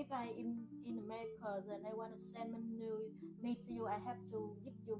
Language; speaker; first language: English; non-native, learner; Vietnamese